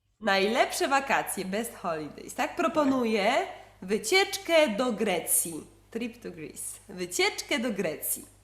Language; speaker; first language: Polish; native; Polish